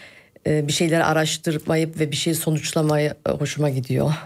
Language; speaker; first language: Turkish; early bilingual, heritage; Turkish